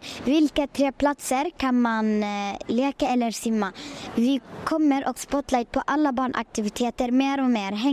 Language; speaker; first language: Swedish; non-native, learner; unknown